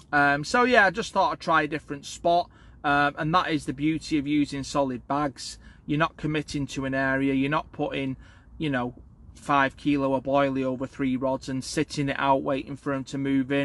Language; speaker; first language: English; native; English